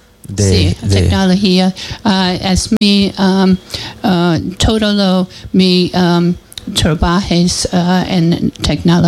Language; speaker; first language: Spanish; non-native, learner; English